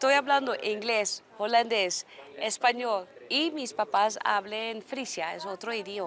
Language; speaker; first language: Spanish; non-native, learner; Dutch